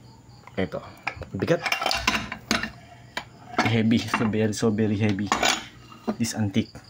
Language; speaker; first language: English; non-native, learner; Filipino